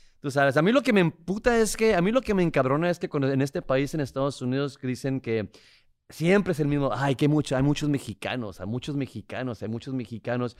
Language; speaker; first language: Spanish; native; Spanish